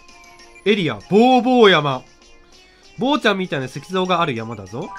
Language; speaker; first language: Japanese; native; Japanese